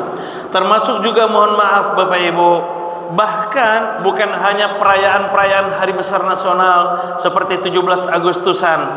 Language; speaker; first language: Indonesian; native; Indonesian